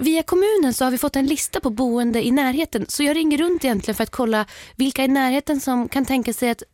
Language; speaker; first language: Swedish; native; Swedish